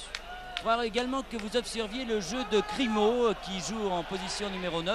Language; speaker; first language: French; native; French